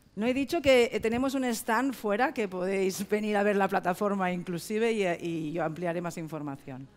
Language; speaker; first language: Spanish; native; Spanish